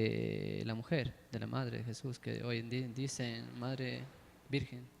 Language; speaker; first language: Spanish; native; Spanish